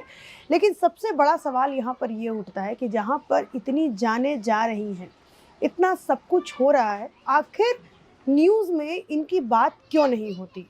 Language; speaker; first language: Hindi; native; Hindi